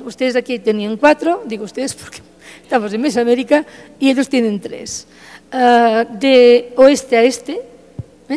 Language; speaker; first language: Spanish; native; Spanish